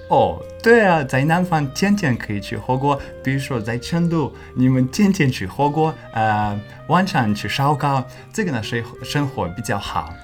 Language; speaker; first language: Chinese; non-native, learner; English